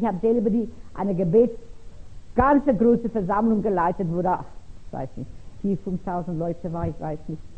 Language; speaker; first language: German; non-native, fluent; Afrikaans